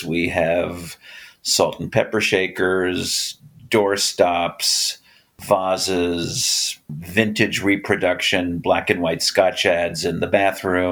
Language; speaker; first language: English; native; English